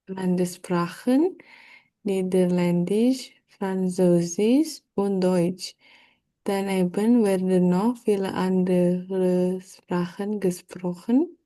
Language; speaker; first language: German; non-native, learner; Indonesian